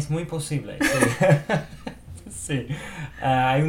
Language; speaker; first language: Spanish; non-native, fluent; English